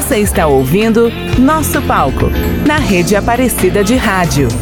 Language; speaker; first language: Portuguese; native; Portuguese